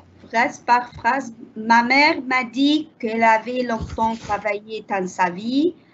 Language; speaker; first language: French; non-native, learner; Arabic